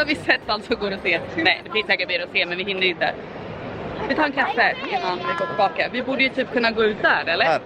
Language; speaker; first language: Swedish; native; Swedish